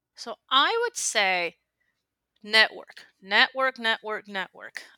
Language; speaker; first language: English; non-native, fluent; Spanish